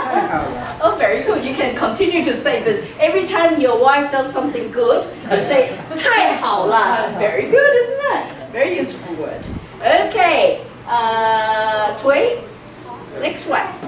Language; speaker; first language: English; non-native, fluent; Chinese